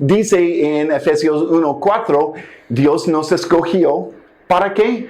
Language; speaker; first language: Spanish; non-native, fluent; English